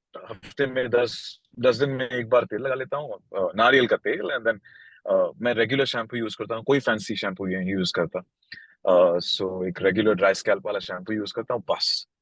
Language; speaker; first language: Hindi; non-native, local second language; Marathi